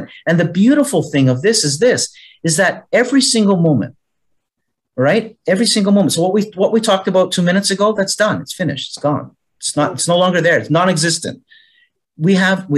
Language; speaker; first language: English; native; English